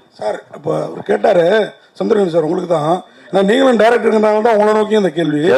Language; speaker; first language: Tamil; native; Tamil